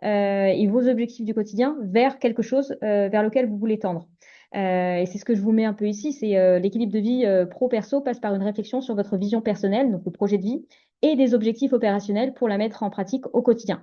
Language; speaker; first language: French; native; French